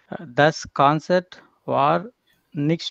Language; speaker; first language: German; non-native, learner; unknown